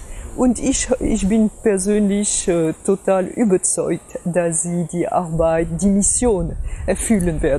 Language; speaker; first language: German; non-native, fluent; French